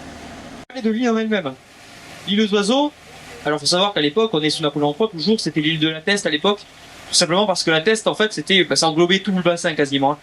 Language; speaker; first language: French; native; French